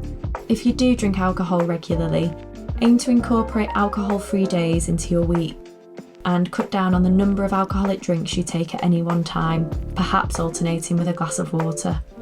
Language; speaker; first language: English; native; English